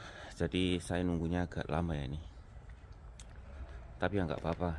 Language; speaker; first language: Indonesian; non-native, local second language; Javanese